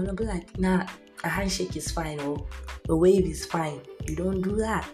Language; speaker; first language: English; non-native, local second language; Yoruba